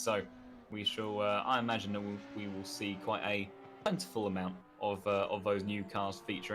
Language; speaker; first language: English; native; English